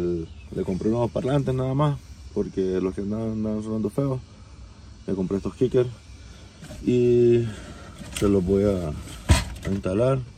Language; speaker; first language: Spanish; native; Spanish